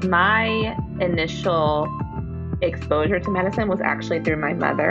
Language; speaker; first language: English; native; English